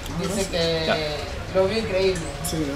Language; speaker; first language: Spanish; native; Spanish